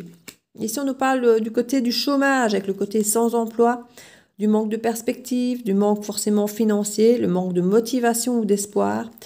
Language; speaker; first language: French; native; French